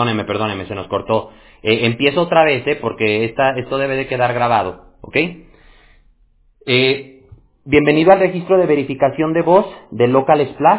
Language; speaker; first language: Spanish; native; Spanish